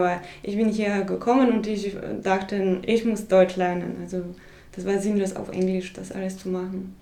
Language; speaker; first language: German; non-native, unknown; Polish